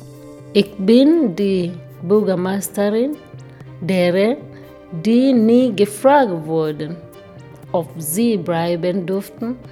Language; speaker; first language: German; non-native, fluent; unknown